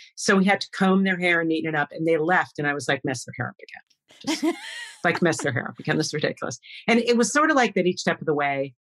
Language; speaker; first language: English; native; English